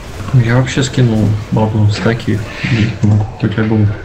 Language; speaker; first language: Russian; native; Russian